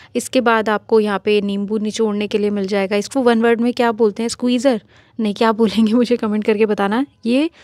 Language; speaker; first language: Hindi; native; Hindi